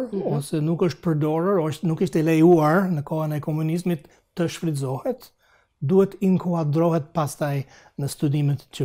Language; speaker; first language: Albanian; non-native, fluent; English